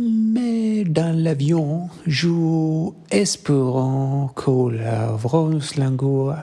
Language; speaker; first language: French; non-native, learner; Arabic